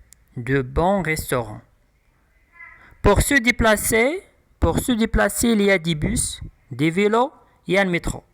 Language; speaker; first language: French; non-native, local second language; Arabic